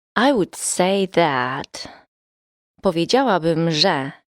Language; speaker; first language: English; non-native, fluent; Polish